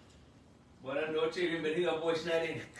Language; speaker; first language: Spanish; early bilingual, heritage; Spanish